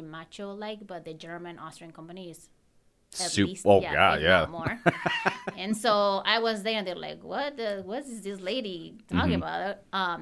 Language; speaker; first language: English; non-native, fluent; Spanish